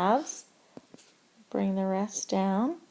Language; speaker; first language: English; native; English